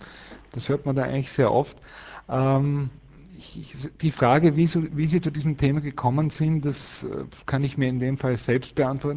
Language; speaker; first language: German; native; German